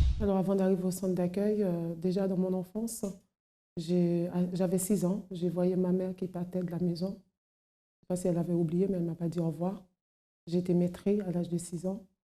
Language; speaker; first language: French; non-native, local second language; Haitian Creole